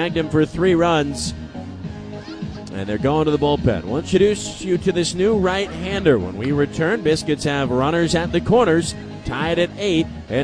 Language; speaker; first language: English; native; English